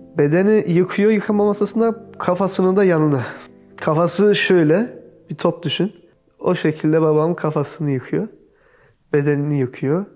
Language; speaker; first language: Turkish; early bilingual, heritage; Turkish